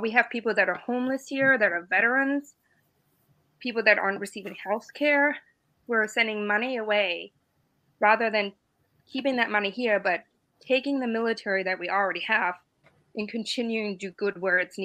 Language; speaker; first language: English; non-native, fluent; German